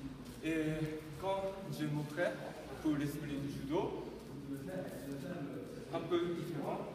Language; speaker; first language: French; non-native, learner; Japanese